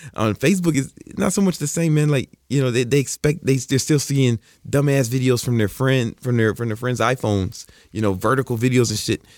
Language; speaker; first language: English; native; English